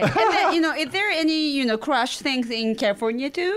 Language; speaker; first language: English; non-native, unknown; Japanese